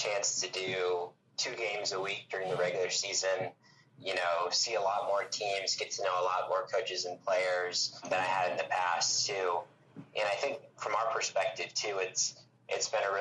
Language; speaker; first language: English; native; English